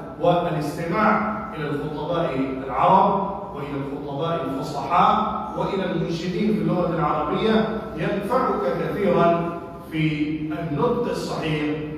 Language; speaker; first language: Arabic; non-native, fluent; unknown